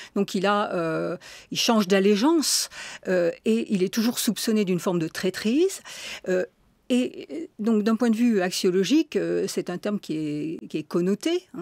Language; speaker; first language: French; native; French